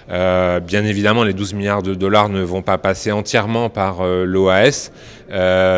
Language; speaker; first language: French; native; French